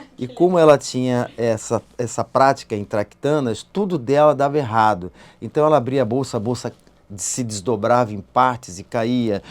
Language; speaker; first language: Portuguese; native; Portuguese